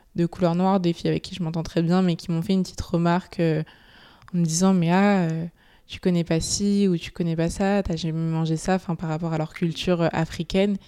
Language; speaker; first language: French; native; French